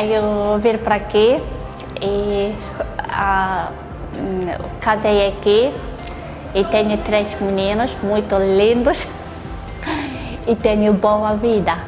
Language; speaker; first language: Portuguese; non-native, learner; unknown